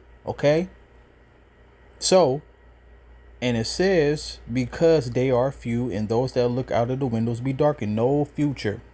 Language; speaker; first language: English; native; English